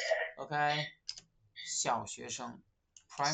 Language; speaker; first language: English; non-native, fluent; Chinese